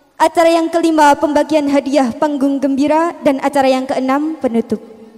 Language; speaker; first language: Malay; non-native, local second language; Javanese